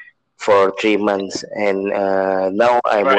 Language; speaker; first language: English; non-native, local second language; Malay